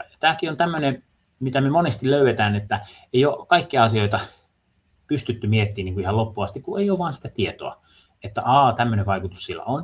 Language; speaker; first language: Finnish; native; Finnish